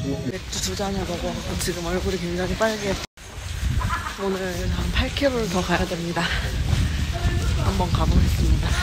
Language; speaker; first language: Korean; native; Korean